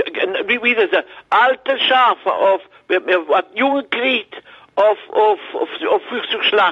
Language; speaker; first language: German; non-native, learner; French